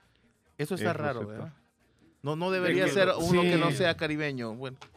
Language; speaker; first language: Spanish; native; Spanish